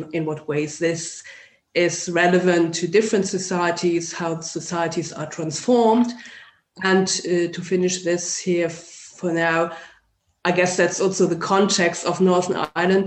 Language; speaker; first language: English; non-native, fluent; German